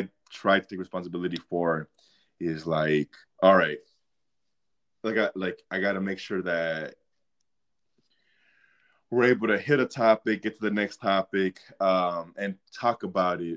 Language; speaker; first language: English; native; English